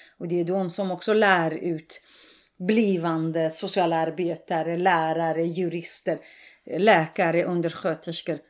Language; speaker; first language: Swedish; non-native, fluent; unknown